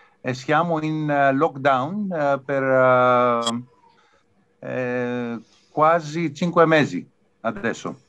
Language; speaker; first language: Italian; non-native, learner; Greek